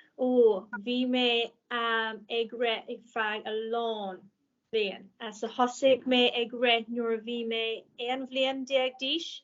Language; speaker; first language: Irish; non-native, local second language; English